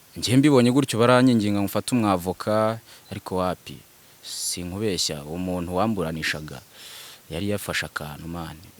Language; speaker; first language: Kinyarwanda; early bilingual, other home language; Swahili